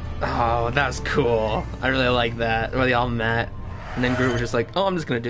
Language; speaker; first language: English; native; English